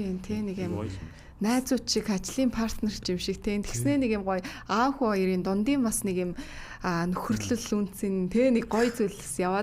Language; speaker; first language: Mongolian; native; Mongolian